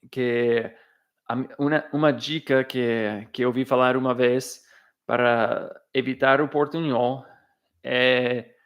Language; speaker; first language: Portuguese; non-native, fluent; English